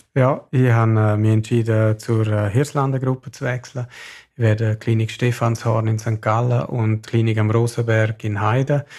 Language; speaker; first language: German; non-native, local second language; Romansh